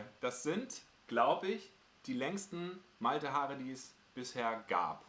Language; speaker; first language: German; native; German